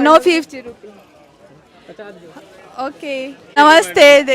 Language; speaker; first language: Hindi; non-native, learner; Russian